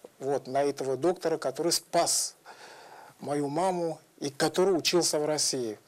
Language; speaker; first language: Russian; non-native, fluent; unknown